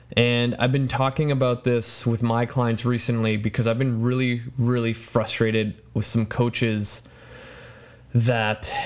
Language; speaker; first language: English; non-native, fluent; Polish